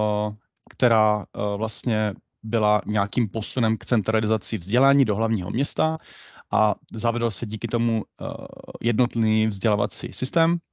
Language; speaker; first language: Czech; native; Czech